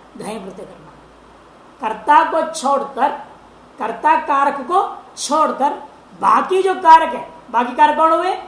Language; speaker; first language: Hindi; non-native, local second language; Marathi